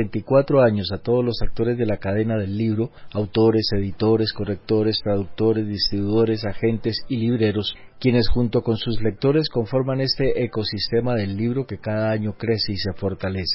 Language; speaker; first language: Spanish; native; Spanish